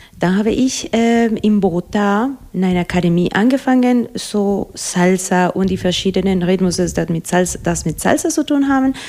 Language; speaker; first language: German; non-native, fluent; Spanish